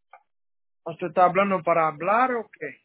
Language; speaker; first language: Spanish; non-native, learner; Portuguese